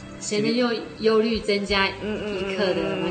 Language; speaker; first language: Chinese; native; Chinese